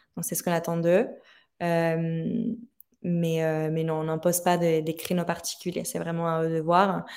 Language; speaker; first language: French; non-native, fluent; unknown